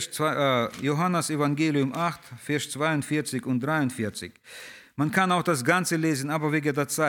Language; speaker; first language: German; early bilingual, heritage; German